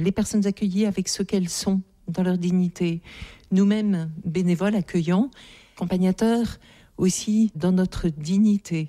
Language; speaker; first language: French; native; French